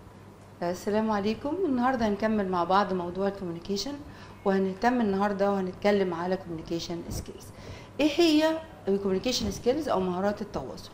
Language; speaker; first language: Arabic; native; Arabic